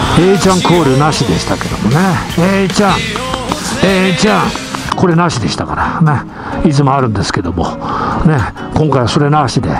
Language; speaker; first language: Japanese; native; Japanese